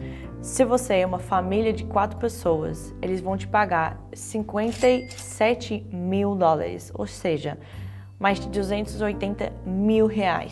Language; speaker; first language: Portuguese; non-native, fluent; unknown